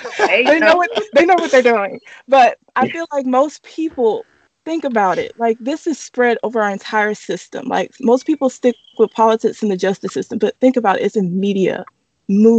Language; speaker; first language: English; native; English